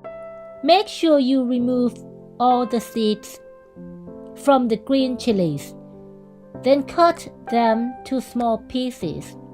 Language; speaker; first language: English; non-native, fluent; Thai